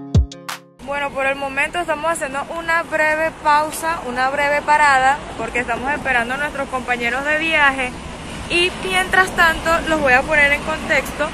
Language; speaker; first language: Spanish; native; Spanish